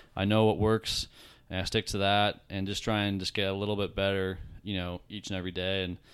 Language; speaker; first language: English; native; English